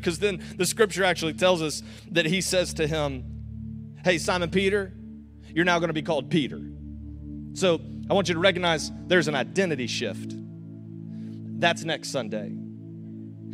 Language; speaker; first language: English; native; English